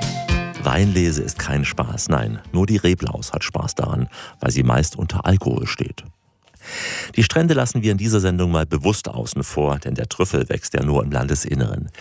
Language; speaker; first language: German; native; German